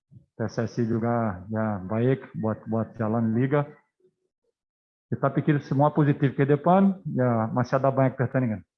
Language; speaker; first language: Indonesian; non-native, fluent; Portuguese